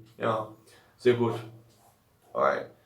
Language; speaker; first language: German; non-native, learner; Dutch